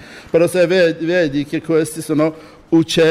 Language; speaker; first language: Italian; non-native, learner; Persian